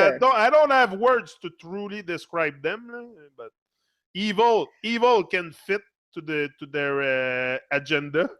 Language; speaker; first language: English; non-native, fluent; French